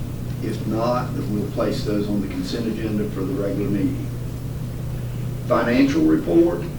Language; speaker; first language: English; native; English